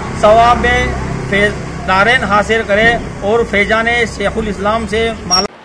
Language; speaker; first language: Urdu; non-native, local second language; Gujarati